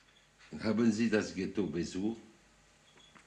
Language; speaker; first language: German; non-native, fluent; French